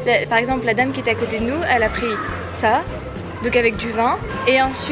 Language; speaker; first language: French; native; French